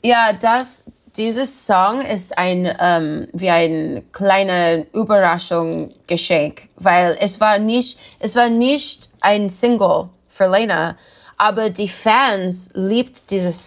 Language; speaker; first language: German; non-native, learner; English